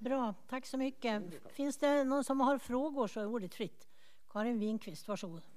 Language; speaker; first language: Swedish; native; Swedish